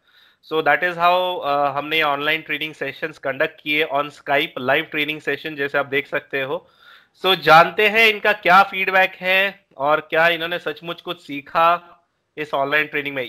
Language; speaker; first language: Hindi; native; Hindi